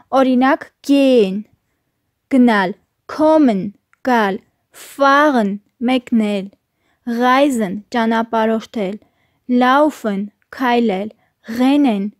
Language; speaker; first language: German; non-native, fluent; Armenian